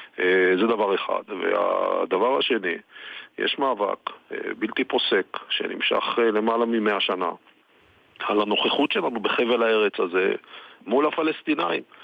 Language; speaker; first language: Hebrew; native; Hebrew